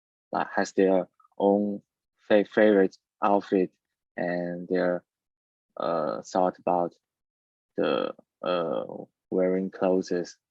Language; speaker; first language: English; non-native, learner; Chinese